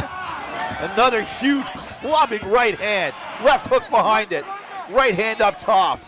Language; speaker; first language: English; native; English